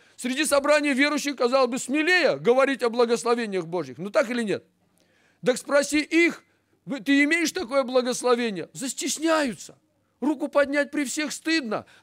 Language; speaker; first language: Russian; native; Russian